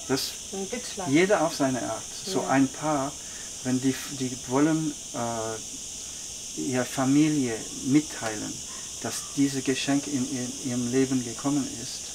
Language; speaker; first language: German; non-native, fluent; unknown